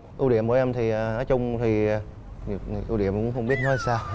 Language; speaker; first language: Vietnamese; native; Vietnamese